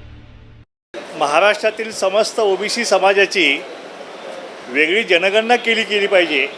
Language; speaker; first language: Marathi; native; Marathi